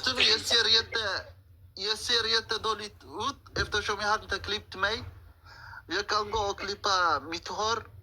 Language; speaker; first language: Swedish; non-native, fluent; Tigrinya